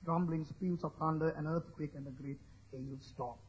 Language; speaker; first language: English; non-native, local second language; Sinhala